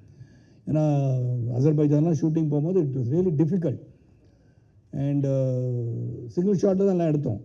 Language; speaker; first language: Tamil; native; Tamil